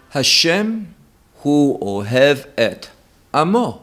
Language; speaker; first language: Hebrew; non-native, fluent; English